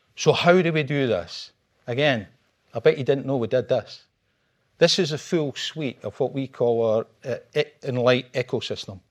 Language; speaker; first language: English; native; English